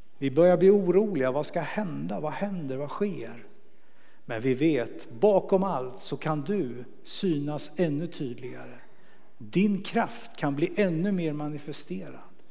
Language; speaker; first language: Swedish; native; Swedish